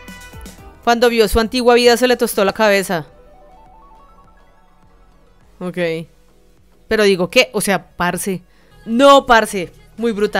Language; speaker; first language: Spanish; native; Spanish